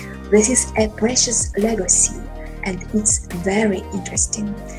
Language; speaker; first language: English; non-native, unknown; Russian